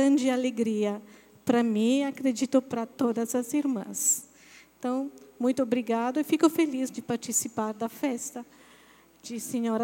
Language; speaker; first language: Portuguese; non-native, fluent; Italian